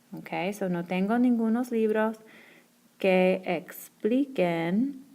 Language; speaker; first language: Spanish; non-native, fluent; English